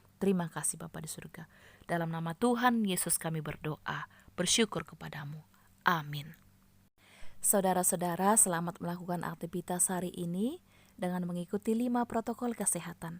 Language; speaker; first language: Malay; native; Malay